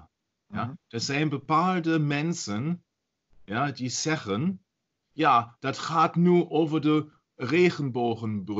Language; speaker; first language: Dutch; non-native, learner; German